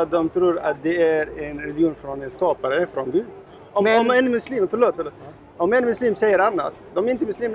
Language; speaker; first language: Swedish; non-native, learner; Arabic